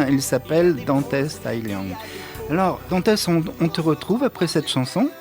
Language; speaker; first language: French; native; French